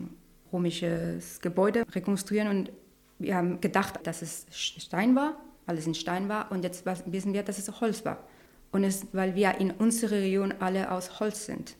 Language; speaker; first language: German; non-native, learner; Spanish